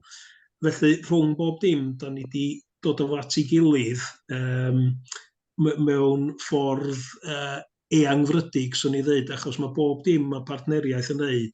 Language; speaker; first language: Welsh; native; Welsh